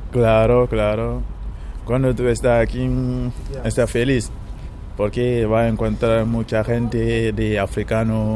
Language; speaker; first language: Spanish; non-native, learner; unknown